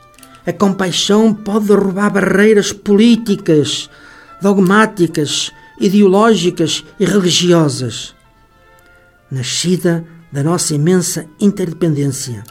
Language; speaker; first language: Portuguese; native; Portuguese